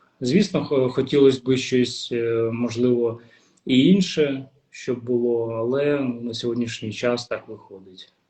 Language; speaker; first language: Ukrainian; non-native, local second language; Russian